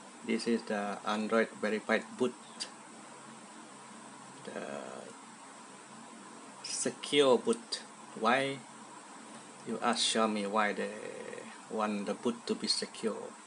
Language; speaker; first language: English; non-native, local second language; Malay